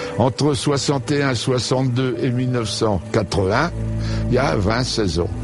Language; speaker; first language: French; native; French